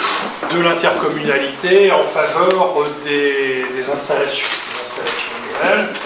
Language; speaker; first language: French; native; French